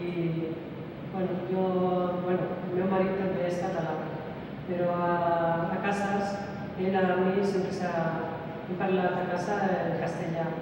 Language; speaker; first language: Catalan; non-native, local second language; Spanish